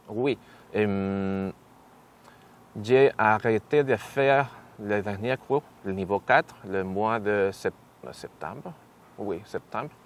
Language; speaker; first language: French; non-native, learner; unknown